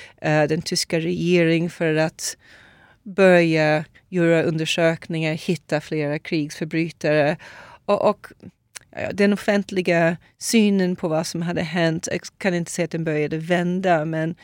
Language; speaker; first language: Swedish; non-native, fluent; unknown